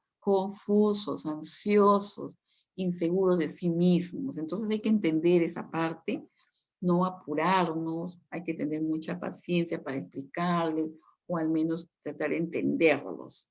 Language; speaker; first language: Spanish; native; Spanish